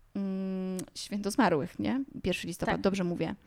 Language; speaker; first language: Polish; native; Polish